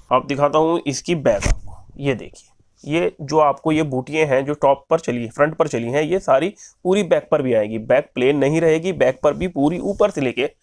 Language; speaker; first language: Hindi; native; Hindi